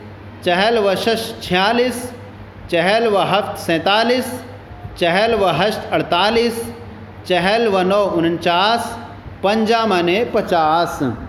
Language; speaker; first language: Persian; non-native, fluent; Urdu